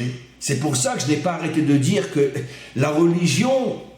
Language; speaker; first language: French; native; French